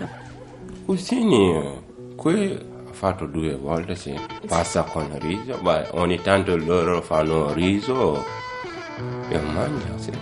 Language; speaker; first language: Italian; non-native, learner; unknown